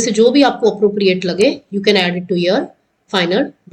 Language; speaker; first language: English; non-native, local second language; Hindi